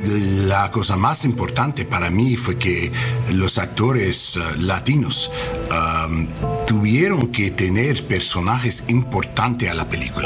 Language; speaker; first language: Spanish; non-native, learner; English